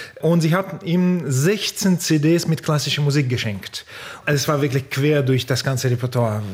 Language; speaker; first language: German; non-native, fluent; Russian